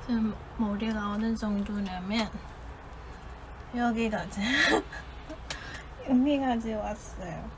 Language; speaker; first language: Korean; non-native, fluent; Chinese